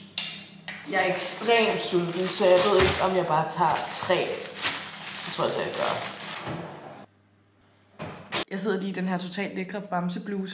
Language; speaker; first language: Danish; native; Danish